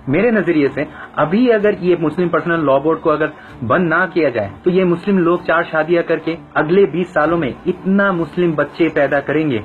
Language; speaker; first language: Urdu; non-native, fluent; Bangla